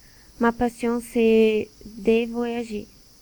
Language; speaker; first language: French; non-native, learner; Portuguese